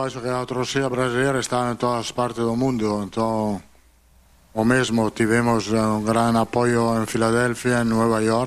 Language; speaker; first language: Portuguese; non-native, fluent; Italian